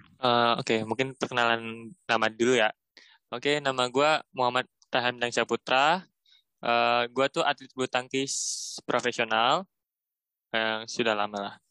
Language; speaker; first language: Indonesian; native; Indonesian